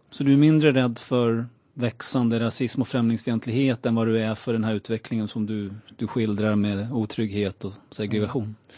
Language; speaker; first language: Swedish; native; Swedish